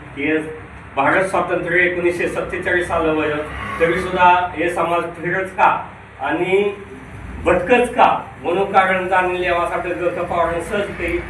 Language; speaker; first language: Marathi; non-native, local second language; Rajasthani